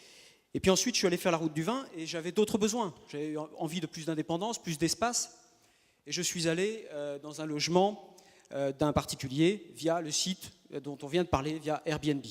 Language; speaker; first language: French; native; French